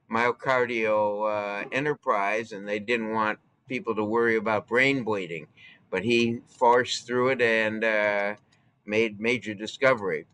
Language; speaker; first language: English; native; English